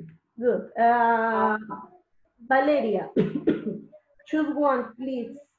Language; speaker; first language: English; non-native, learner; Spanish